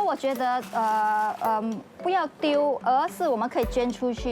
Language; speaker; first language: Chinese; native; Chinese